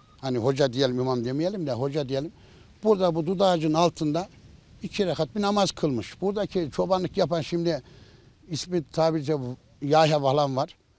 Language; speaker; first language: Turkish; native; Turkish